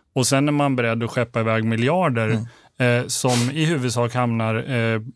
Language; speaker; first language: Swedish; native; Swedish